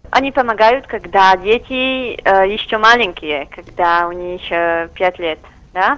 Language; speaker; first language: Russian; non-native, learner; Czech